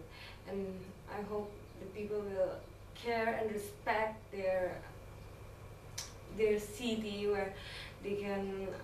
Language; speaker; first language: English; non-native, learner; Indonesian